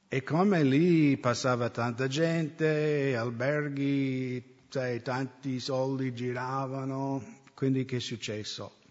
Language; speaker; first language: Italian; non-native, fluent; English